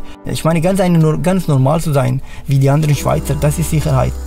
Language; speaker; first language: German; non-native, fluent; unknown